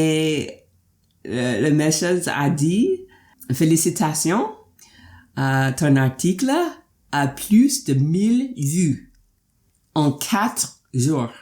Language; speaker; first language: French; non-native, fluent; English